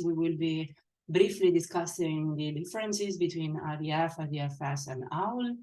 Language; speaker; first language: English; non-native, fluent; Italian